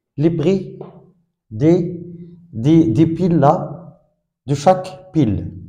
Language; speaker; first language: French; non-native, local second language; Arabic